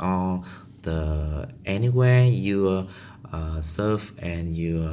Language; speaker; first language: English; non-native, learner; Vietnamese